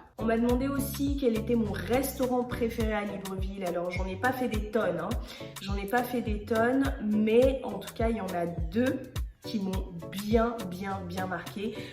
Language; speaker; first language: French; early bilingual, other home language; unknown